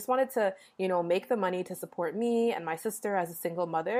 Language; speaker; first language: English; native; English